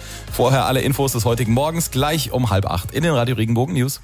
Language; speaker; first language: German; native; German